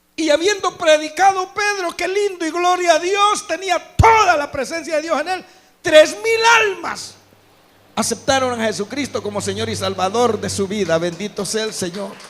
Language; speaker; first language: Spanish; native; Spanish